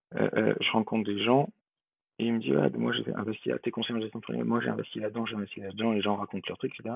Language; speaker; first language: French; native; French